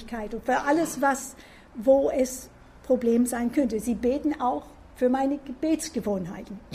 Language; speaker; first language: German; non-native, fluent; English